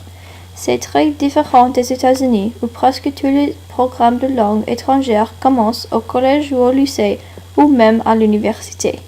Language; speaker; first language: French; non-native, learner; English